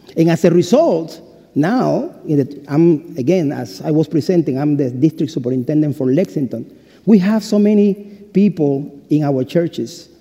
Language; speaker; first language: English; non-native, fluent; Spanish